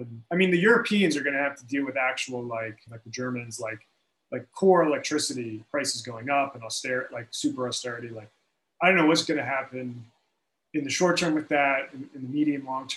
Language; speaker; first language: English; native; English